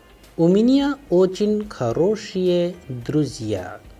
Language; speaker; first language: Russian; non-native, fluent; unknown